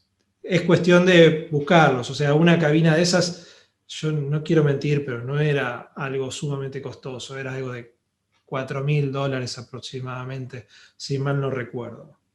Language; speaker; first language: Spanish; native; Spanish